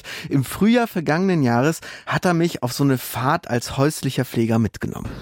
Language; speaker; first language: German; native; German